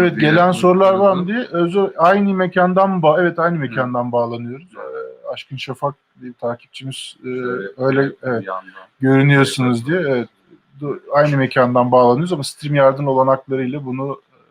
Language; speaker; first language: Turkish; native; Turkish